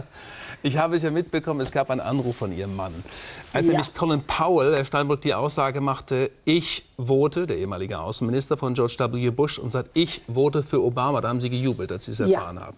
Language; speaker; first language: German; native; German